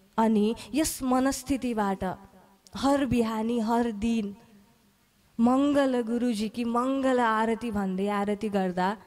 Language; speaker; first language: Nepali; native; Nepali